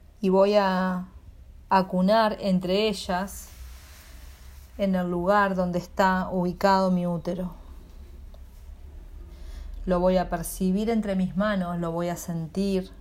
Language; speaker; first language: Spanish; native; Spanish